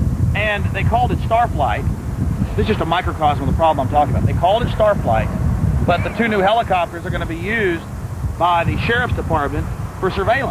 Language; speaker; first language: English; native; English